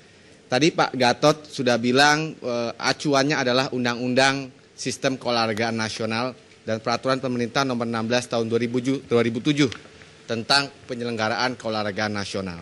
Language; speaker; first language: Indonesian; native; Indonesian